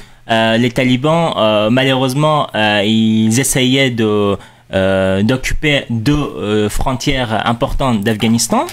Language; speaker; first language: French; non-native, fluent; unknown